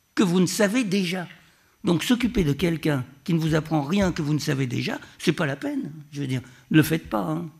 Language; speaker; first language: French; native; French